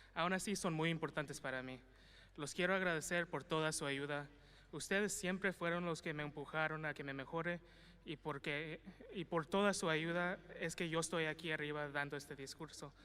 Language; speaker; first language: Spanish; early bilingual, heritage; Spanish